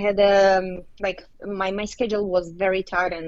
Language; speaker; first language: English; non-native, fluent; Uzbek